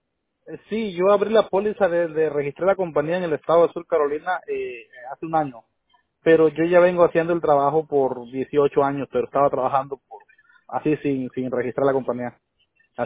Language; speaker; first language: Spanish; native; Spanish